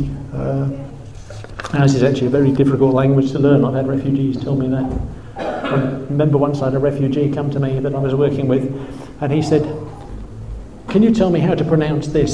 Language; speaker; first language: English; native; English